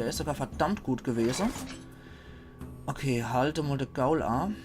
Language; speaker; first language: German; native; German